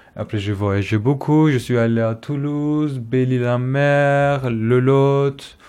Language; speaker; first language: French; non-native, fluent; Turkish